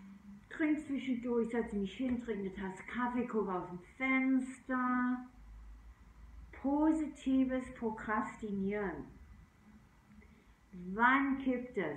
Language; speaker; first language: German; non-native, fluent; English